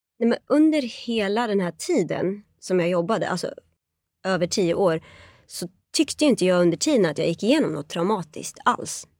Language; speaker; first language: Swedish; early bilingual, other home language; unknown